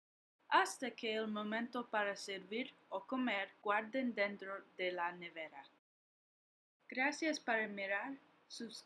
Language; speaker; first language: Spanish; non-native, learner; English